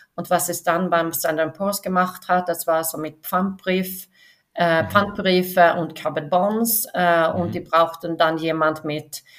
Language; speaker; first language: German; non-native, fluent; Swedish